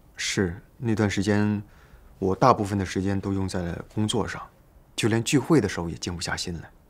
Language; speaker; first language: Chinese; native; Chinese